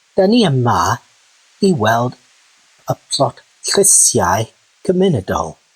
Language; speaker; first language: Welsh; non-native, learner; English